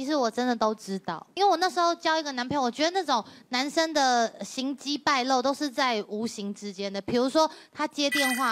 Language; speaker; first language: Chinese; native; Chinese